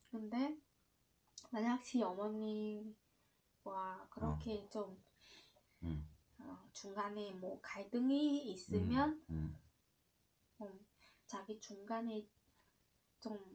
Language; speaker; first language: Korean; non-native, learner; Vietnamese